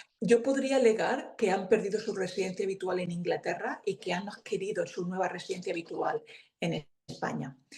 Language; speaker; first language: Spanish; native; Spanish